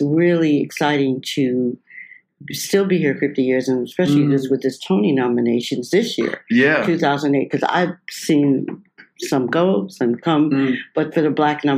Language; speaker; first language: English; native; English